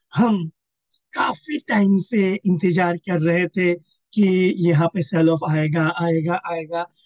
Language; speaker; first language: Hindi; non-native, local second language; Assamese